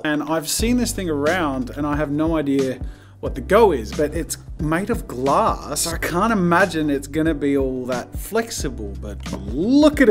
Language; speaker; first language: English; native; English